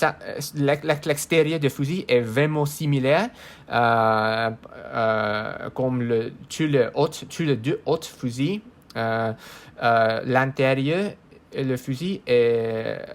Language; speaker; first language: French; non-native, learner; English